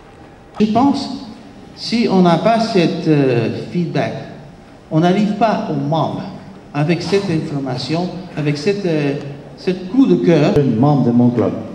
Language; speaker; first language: French; non-native, fluent; Spanish